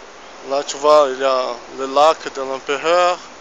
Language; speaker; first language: French; non-native, fluent; Portuguese